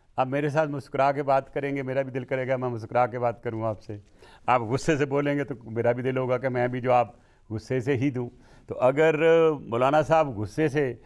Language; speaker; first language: Urdu; non-native, local second language; Punjabi